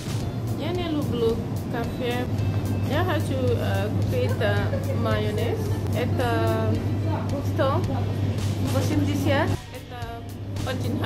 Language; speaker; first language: Russian; non-native, learner; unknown